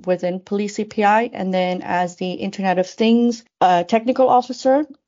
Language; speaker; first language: English; non-native, fluent; Spanish